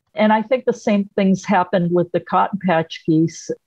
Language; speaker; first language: English; native; English